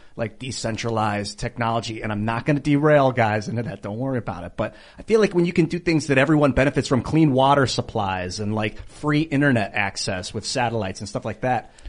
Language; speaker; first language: English; early bilingual, other home language; German